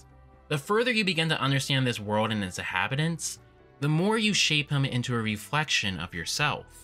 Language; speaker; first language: English; native; English